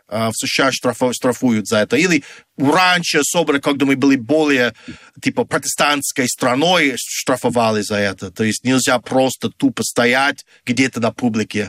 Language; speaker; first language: Russian; non-native, fluent; English